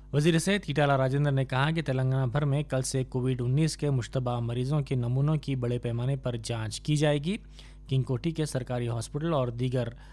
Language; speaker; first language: Urdu; native; Urdu